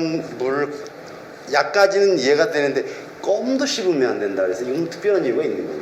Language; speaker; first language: Korean; native; Korean